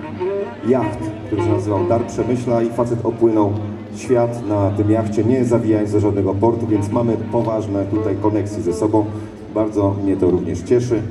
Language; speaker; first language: Polish; native; Polish